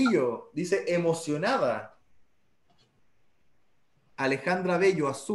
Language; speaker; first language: Spanish; native; Spanish